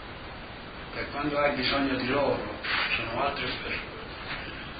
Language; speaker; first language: Italian; non-native, local second language; Slovenian